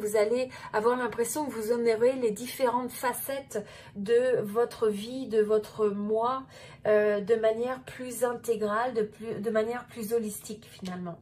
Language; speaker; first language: French; native; French